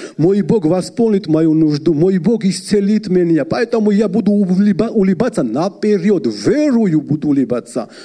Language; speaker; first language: Russian; non-native, fluent; Georgian